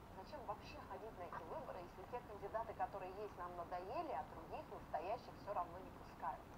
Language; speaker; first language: Russian; native; Russian